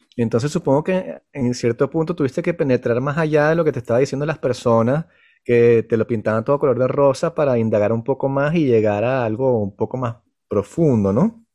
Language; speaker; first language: Spanish; native; Spanish